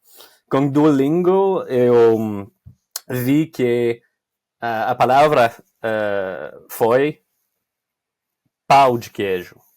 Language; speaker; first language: Portuguese; non-native, learner; French